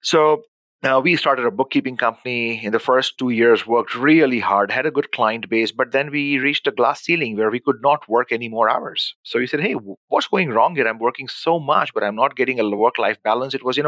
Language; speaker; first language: English; non-native, local second language; Urdu